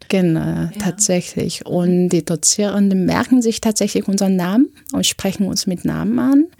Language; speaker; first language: German; non-native, fluent; Korean